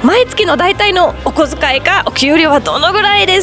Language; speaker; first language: Japanese; non-native, fluent; English